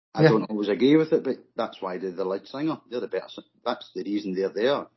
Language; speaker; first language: English; native; English